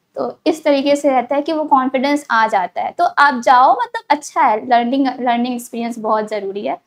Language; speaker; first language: Hindi; native; Hindi